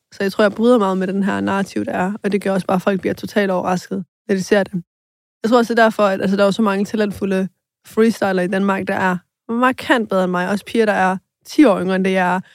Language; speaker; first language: Danish; early bilingual, other home language; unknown